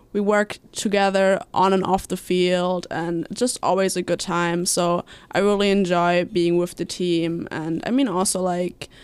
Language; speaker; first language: English; non-native, fluent; German